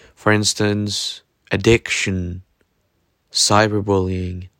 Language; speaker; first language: English; non-native, fluent; Norwegian